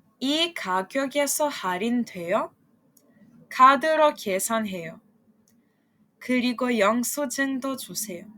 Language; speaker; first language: Korean; non-native, fluent; Serbian